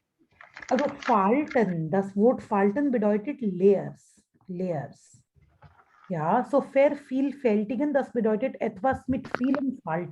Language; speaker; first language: German; non-native, fluent; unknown